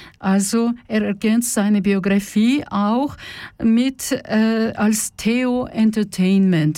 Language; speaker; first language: German; non-native, fluent; Russian